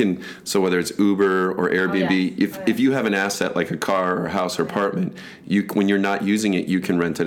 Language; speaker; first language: English; native; English